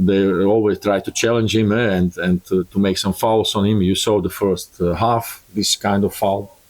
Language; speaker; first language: English; non-native, learner; Croatian